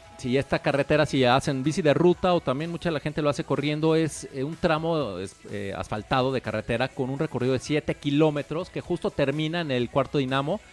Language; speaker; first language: Spanish; native; Spanish